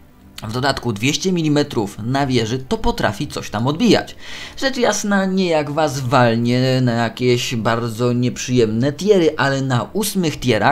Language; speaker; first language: Polish; native; Polish